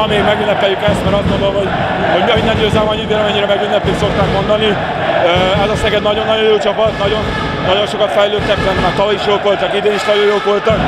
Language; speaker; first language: Hungarian; native; Hungarian